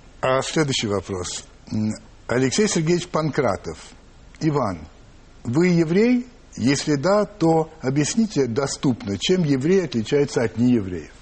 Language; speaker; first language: Russian; early bilingual, heritage; English